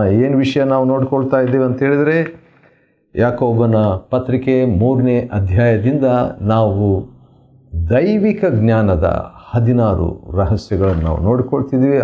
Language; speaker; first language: Kannada; native; Kannada